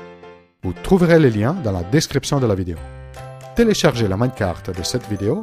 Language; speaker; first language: French; non-native, fluent; Italian